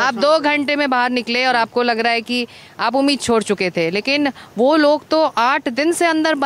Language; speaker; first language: Hindi; native; Hindi